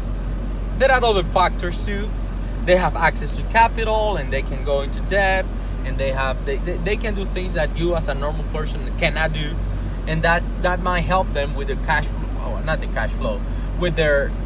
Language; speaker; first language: English; non-native, fluent; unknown